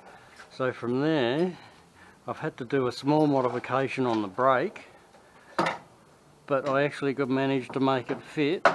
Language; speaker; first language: English; native; English